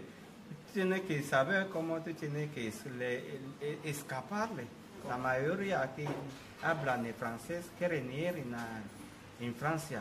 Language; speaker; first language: Spanish; non-native, learner; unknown